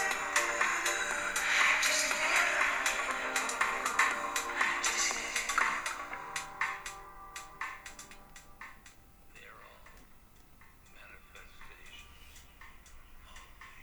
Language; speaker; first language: English; non-native, fluent; Arabic